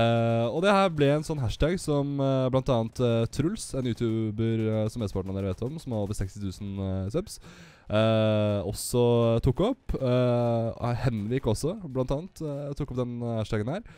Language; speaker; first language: Norwegian; native; Norwegian